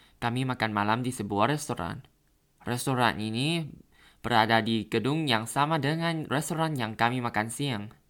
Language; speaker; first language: Indonesian; non-native, learner; Thai